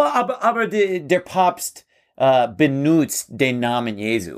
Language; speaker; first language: German; non-native, fluent; English